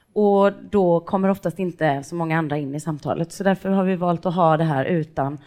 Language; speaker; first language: Swedish; native; Swedish